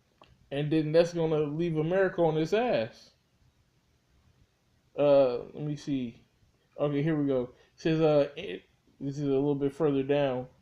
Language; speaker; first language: English; native; English